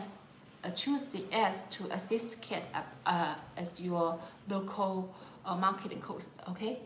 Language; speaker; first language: English; non-native, learner; Chinese